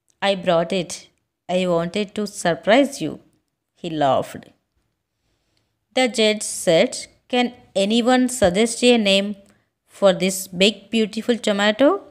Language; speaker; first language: English; non-native, local second language; Telugu